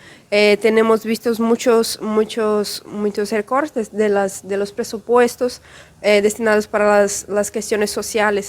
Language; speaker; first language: Spanish; non-native, fluent; Portuguese